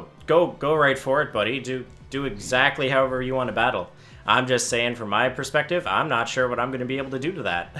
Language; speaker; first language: English; native; English